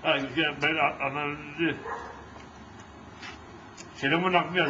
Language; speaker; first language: Turkish; native; Turkish